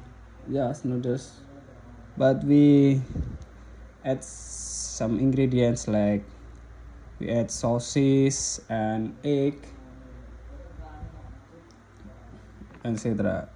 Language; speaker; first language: English; non-native, learner; Indonesian